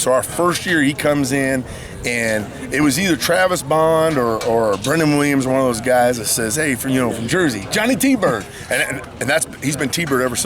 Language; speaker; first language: English; native; English